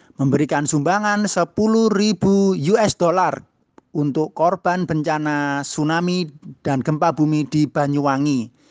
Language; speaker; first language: Indonesian; native; Indonesian